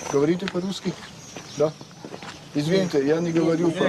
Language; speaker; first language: Russian; non-native, learner; French